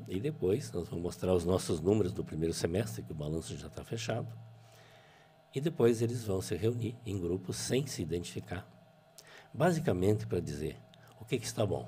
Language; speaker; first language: Portuguese; native; Portuguese